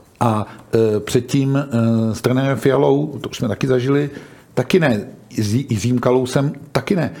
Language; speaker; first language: Czech; native; Czech